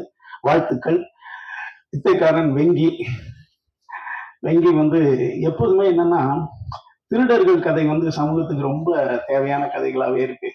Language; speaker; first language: Tamil; native; Tamil